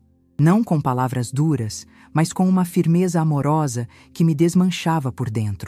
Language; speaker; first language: Portuguese; native; Portuguese